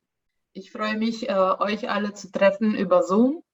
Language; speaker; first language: German; non-native, fluent; Indonesian